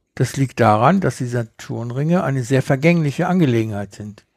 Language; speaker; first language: German; early bilingual, heritage; Spanish